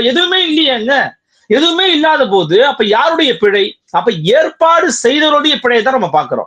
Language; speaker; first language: Tamil; native; Tamil